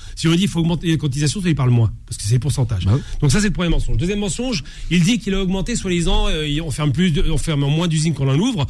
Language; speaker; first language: French; native; French